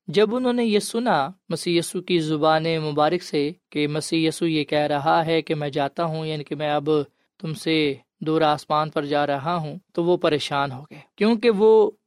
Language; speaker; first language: Urdu; non-native, local second language; Punjabi